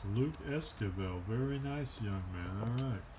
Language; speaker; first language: English; native; English